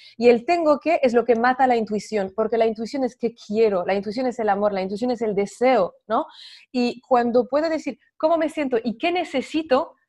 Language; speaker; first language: Spanish; non-native, fluent; French